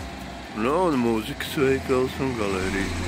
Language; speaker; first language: Latvian; native; Latvian